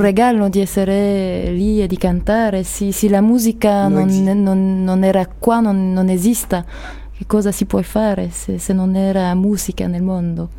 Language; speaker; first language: Italian; non-native, learner; French